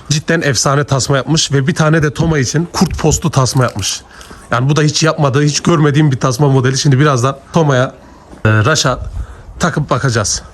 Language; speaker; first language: Turkish; native; Turkish